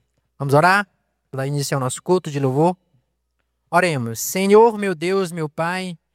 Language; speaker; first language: Portuguese; native; Portuguese